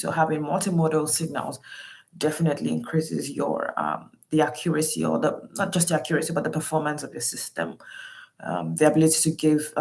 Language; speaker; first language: English; non-native, local second language; Yoruba